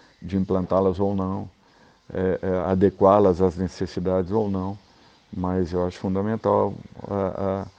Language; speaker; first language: Portuguese; native; Portuguese